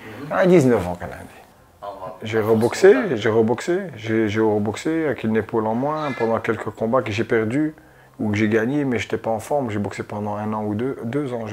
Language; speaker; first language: French; early bilingual, other home language; Arabic